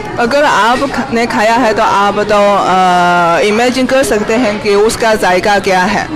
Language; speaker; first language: Urdu; non-native, fluent; Chinese